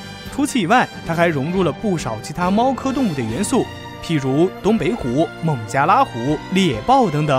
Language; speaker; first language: Chinese; native; Chinese